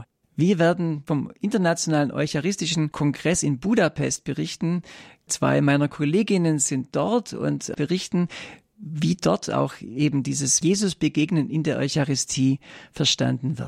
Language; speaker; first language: German; native; German